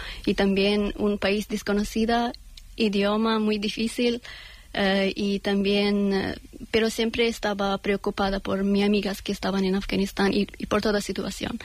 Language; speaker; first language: Spanish; non-native, learner; Persian